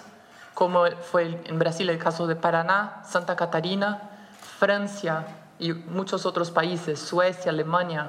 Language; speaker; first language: Spanish; non-native, fluent; Portuguese